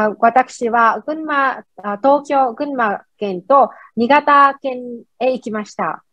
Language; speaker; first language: Japanese; non-native, fluent; Vietnamese